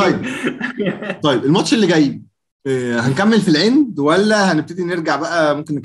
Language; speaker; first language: Arabic; native; Arabic